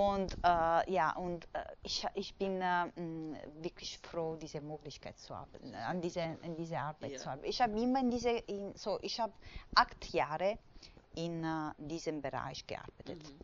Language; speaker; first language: German; non-native, fluent; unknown